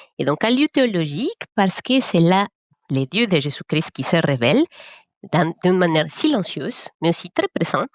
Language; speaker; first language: French; non-native, fluent; Spanish